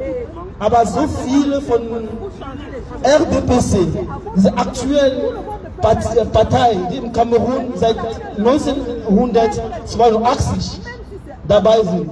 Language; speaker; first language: German; non-native, learner; French